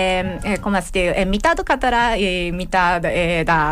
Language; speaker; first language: Catalan; non-native, learner; Japanese